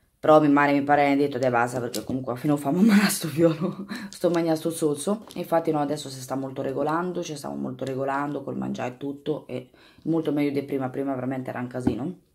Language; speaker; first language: Italian; native; Italian